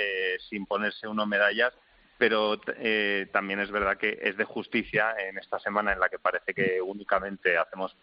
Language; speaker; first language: Spanish; native; Spanish